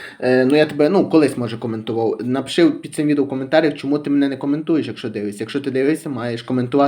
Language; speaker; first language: Ukrainian; native; Ukrainian